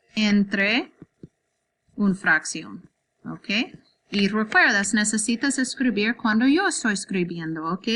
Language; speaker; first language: Spanish; non-native, learner; English